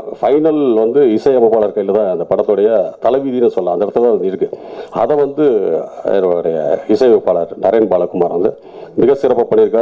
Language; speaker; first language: Tamil; native; Tamil